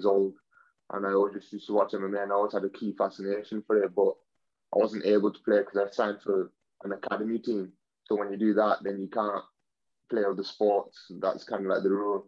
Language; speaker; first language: English; native; English